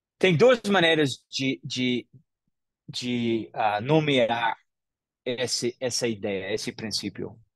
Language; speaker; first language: Portuguese; non-native, fluent; English